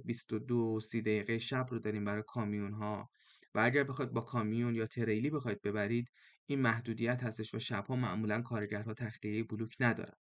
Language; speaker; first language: Persian; native; Persian